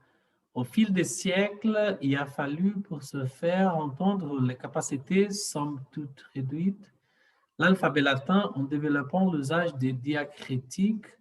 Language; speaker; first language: French; non-native, fluent; Portuguese